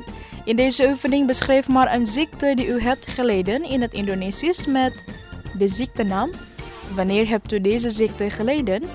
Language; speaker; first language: Dutch; non-native, learner; Indonesian